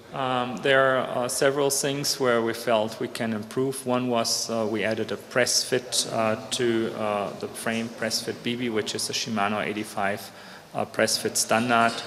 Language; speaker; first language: English; non-native, fluent; German